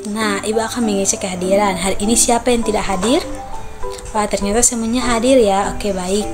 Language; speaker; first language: Indonesian; native; Indonesian